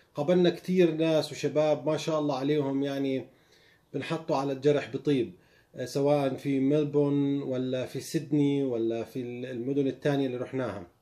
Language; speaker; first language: Arabic; native; Arabic